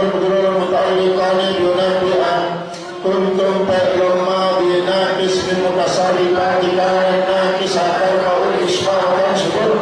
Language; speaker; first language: Arabic; non-native, fluent; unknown